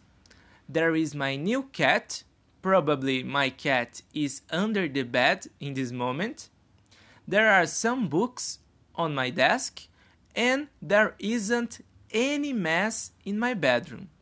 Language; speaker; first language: English; non-native, learner; Portuguese